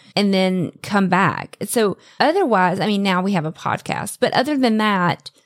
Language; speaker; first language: English; native; English